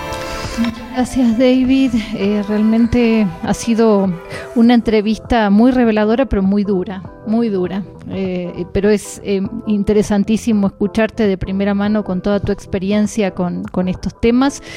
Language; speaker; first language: Spanish; native; Spanish